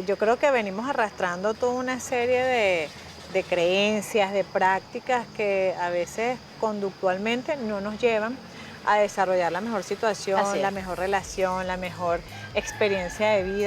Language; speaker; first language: Spanish; native; Spanish